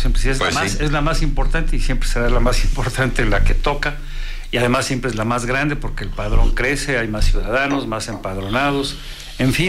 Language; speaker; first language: Spanish; native; Spanish